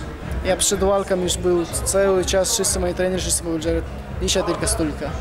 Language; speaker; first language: Polish; non-native, fluent; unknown